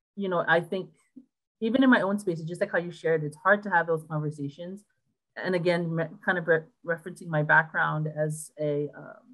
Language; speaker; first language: English; native; English